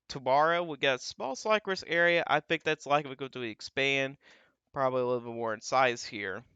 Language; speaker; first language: English; native; English